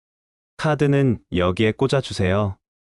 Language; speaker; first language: Korean; native; Korean